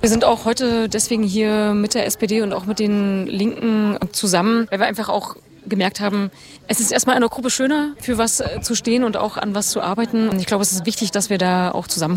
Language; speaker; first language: German; native; German